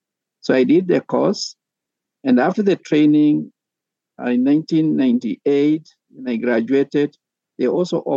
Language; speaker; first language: English; non-native, local second language; Kalenjin